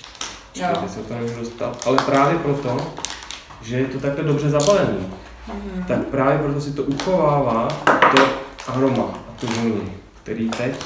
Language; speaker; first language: Czech; native; Czech